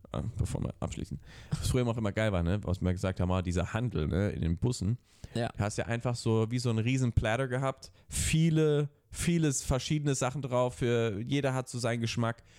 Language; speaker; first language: German; early bilingual, other home language; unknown